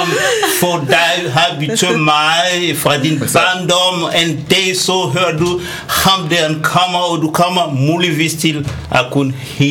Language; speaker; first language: Danish; non-native, fluent; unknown